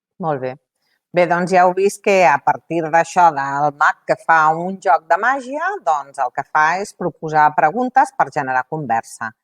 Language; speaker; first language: Catalan; native; Catalan